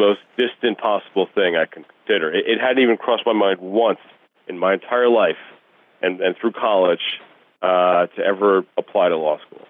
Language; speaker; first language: English; early bilingual, other home language; Russian